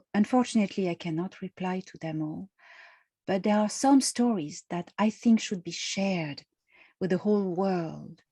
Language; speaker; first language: English; non-native, fluent; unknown